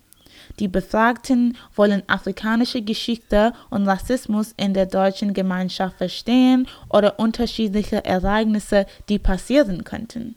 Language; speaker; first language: German; non-native, learner; English